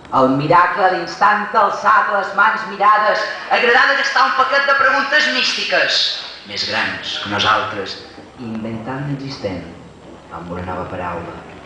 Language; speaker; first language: Catalan; native; Catalan